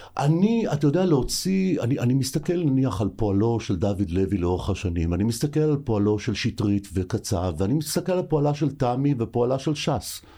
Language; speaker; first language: Hebrew; native; Hebrew